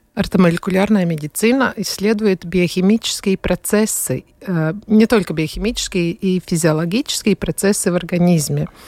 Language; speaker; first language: Russian; non-native, fluent; Latvian